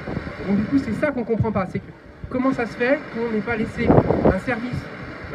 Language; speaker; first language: French; native; French